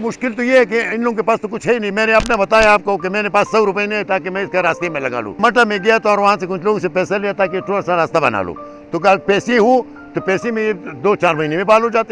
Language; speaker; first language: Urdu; non-native, local second language; Pashto